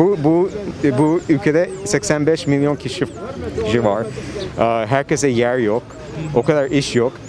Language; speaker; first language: Turkish; non-native, fluent; English